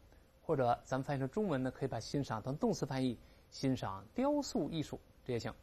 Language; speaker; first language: Chinese; native; Chinese